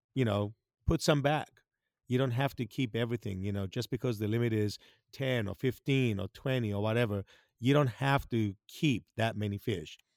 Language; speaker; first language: English; non-native, fluent; Greek